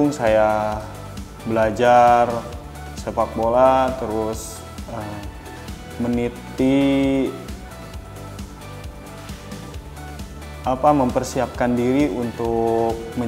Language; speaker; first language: Indonesian; native; Indonesian